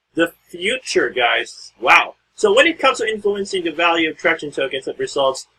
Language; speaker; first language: English; non-native, local second language; Filipino